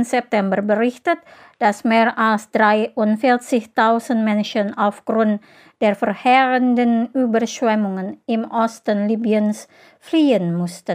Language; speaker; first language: German; non-native, fluent; Indonesian